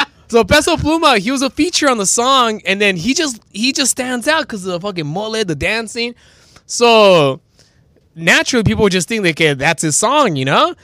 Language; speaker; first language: English; early bilingual, other home language; Spanish